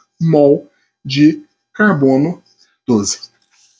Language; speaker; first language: Portuguese; native; Portuguese